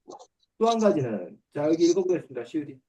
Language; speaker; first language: Korean; native; Korean